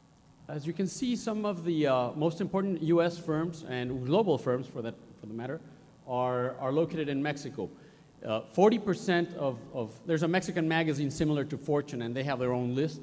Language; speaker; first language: English; non-native, fluent; Spanish